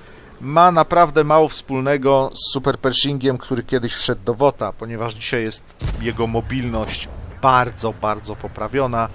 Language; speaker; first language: Polish; native; Polish